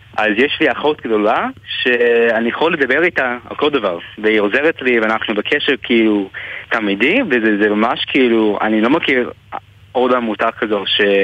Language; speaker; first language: Hebrew; non-native, fluent; English